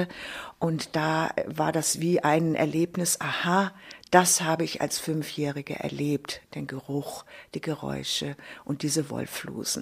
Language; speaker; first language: German; native; German